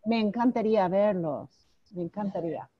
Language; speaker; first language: Spanish; non-native, fluent; English